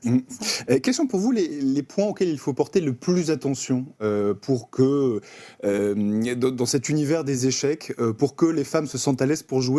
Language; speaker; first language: French; native; French